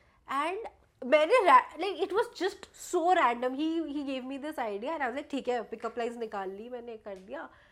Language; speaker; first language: Hindi; native; Hindi